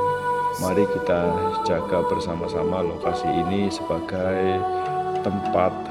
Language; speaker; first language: Indonesian; native; Indonesian